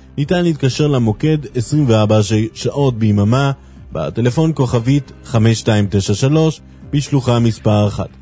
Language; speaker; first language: Hebrew; native; Hebrew